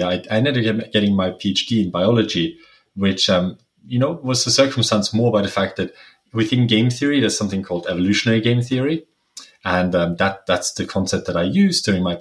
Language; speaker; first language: English; non-native, fluent; German